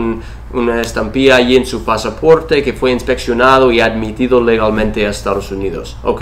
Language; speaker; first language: Spanish; non-native, fluent; English